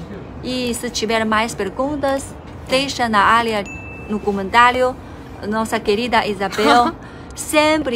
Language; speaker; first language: Portuguese; non-native, fluent; Chinese